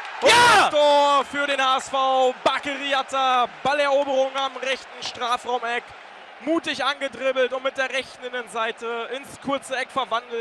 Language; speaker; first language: German; native; German